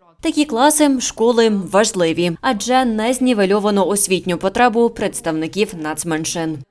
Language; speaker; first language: Ukrainian; native; Ukrainian